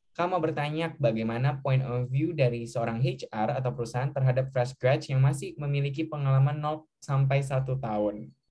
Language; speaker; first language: Indonesian; native; Indonesian